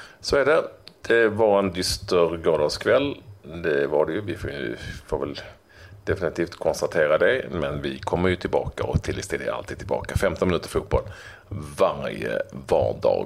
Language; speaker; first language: Swedish; native; Swedish